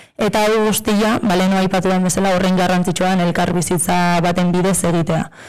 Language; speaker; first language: Basque; native; Basque